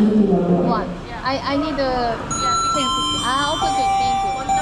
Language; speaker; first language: English; non-native, learner; Korean